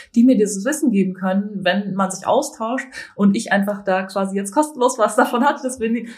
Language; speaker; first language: German; native; German